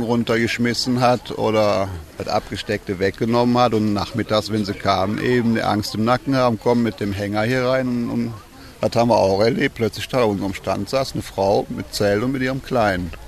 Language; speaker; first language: German; native; German